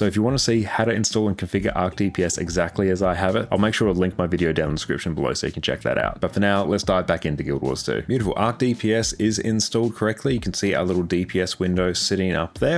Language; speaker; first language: English; native; English